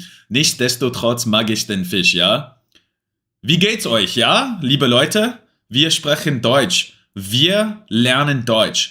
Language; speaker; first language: German; non-native, learner; English